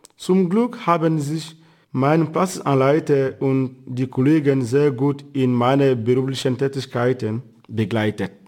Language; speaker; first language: German; non-native, fluent; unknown